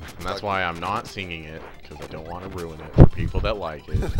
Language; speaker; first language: English; native; English